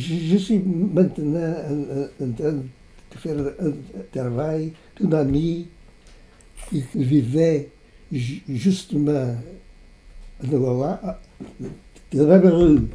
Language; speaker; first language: French; non-native, fluent; Portuguese